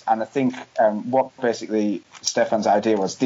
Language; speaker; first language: English; native; English